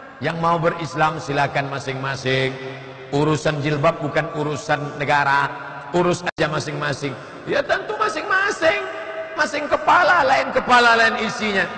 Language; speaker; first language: Indonesian; native; Indonesian